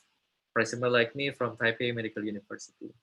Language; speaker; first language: English; non-native, fluent; Indonesian